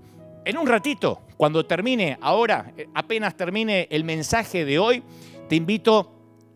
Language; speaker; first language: Spanish; native; Spanish